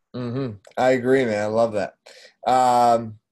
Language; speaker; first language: English; native; English